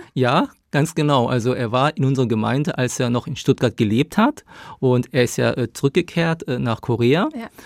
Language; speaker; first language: German; early bilingual, other home language; Korean